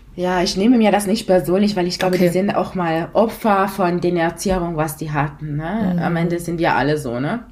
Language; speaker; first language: German; non-native, fluent; Italian